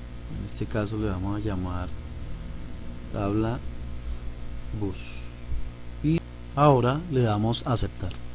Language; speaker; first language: Spanish; native; Spanish